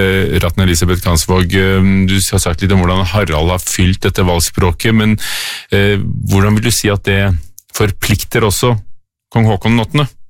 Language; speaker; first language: Norwegian; native; Norwegian